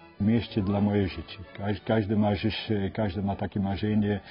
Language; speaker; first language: Polish; non-native, learner; Dutch